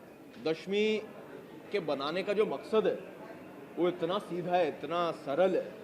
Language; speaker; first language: Hindi; native; Hindi